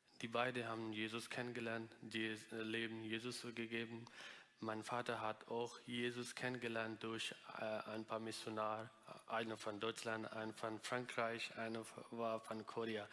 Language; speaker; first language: German; non-native, learner; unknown